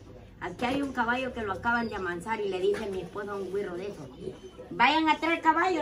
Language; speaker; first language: Spanish; native; Spanish